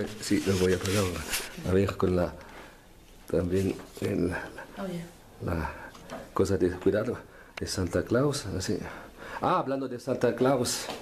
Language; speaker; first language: Spanish; non-native, fluent; Italian